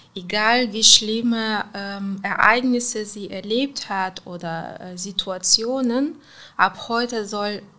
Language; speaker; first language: German; non-native, fluent; Romanian